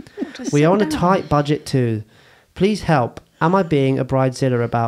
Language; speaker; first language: English; native; English